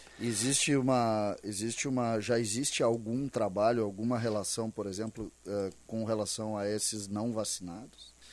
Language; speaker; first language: Portuguese; native; Portuguese